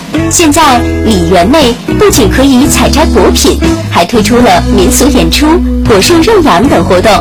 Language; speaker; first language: Chinese; native; Chinese